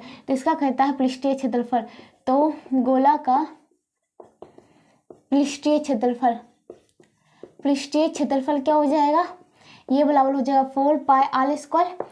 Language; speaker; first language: Hindi; native; Hindi